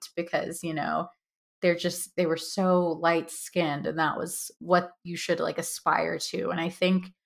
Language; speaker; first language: English; early bilingual, other home language; Hindi